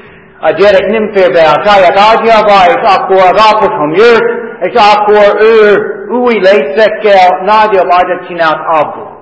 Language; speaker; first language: Hungarian; non-native, fluent; English